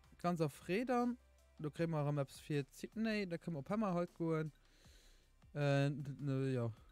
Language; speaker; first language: German; non-native, local second language; Luxembourgish